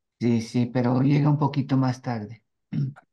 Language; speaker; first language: Spanish; non-native, learner; Portuguese